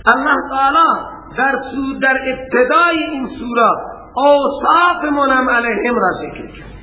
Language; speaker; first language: Persian; native; Persian